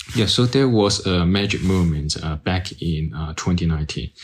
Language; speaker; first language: English; non-native, local second language; Cantonese